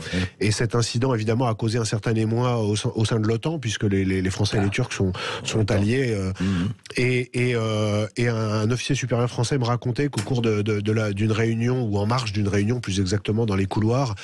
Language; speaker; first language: French; native; French